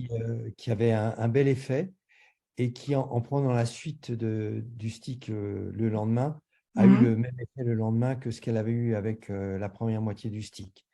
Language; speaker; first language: French; native; French